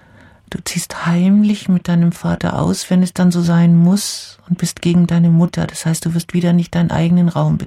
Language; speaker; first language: German; native; German